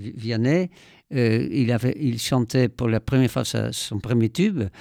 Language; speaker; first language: French; non-native, fluent; Dutch